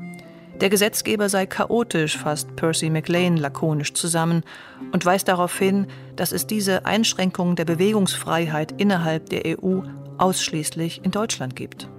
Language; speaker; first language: German; native; German